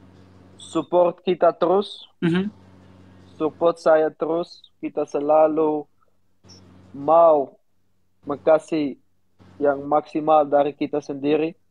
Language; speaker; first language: Indonesian; non-native, learner; Dutch